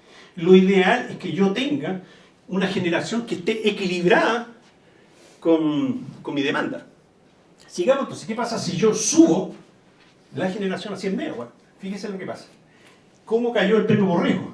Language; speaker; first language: Spanish; native; Spanish